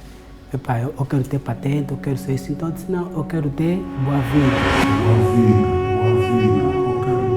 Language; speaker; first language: Portuguese; non-native, local second language; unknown